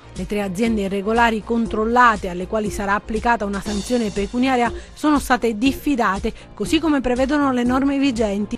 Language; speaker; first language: Italian; native; Italian